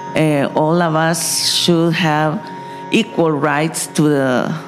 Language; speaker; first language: English; non-native, fluent; Spanish